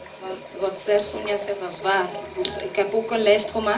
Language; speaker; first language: Dutch; early bilingual, other home language; French